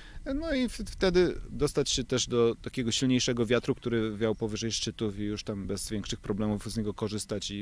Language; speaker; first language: Polish; native; Polish